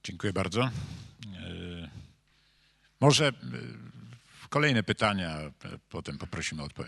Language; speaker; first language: Polish; native; Polish